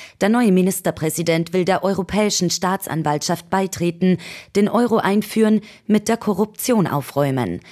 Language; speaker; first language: German; native; German